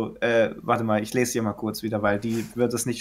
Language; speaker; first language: German; native; German